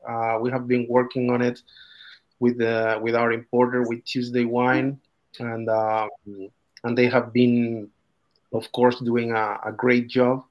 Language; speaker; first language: English; non-native, fluent; Spanish